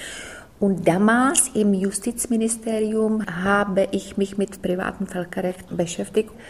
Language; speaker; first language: German; non-native, fluent; Czech